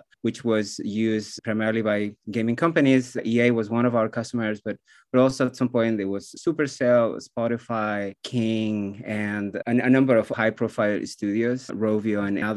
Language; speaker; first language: English; non-native, fluent; Spanish